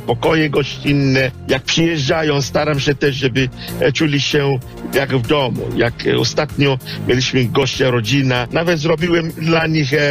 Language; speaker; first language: Polish; non-native, fluent; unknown